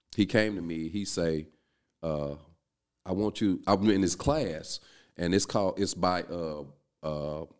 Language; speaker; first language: English; native; English